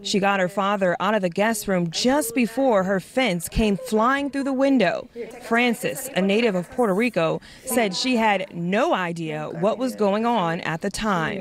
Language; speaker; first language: English; native; English